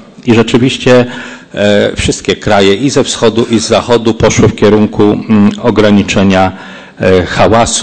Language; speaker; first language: Polish; native; Polish